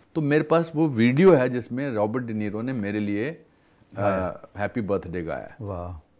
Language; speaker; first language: Hindi; native; Hindi